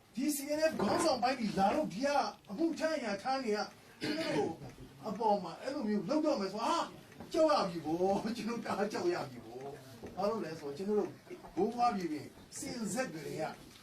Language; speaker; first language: Burmese; non-native, local second language; Hakha Chin